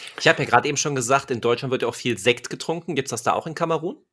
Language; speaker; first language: German; native; German